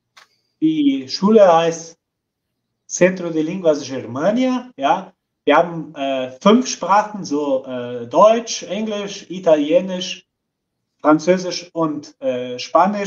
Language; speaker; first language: German; non-native, fluent; Portuguese